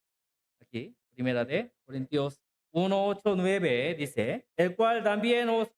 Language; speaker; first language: Spanish; non-native, learner; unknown